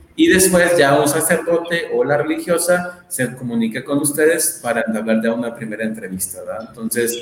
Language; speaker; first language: Spanish; native; Spanish